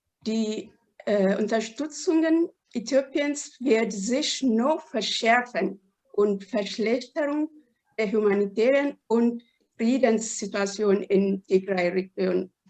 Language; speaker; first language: German; non-native, learner; Amharic